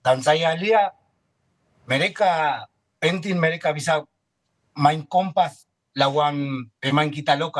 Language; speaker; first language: Indonesian; non-native, fluent; Spanish